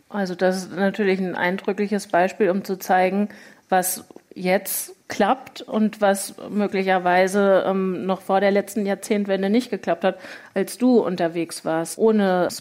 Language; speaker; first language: German; native; German